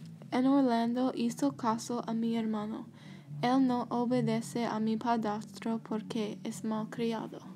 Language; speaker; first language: Spanish; non-native, learner; English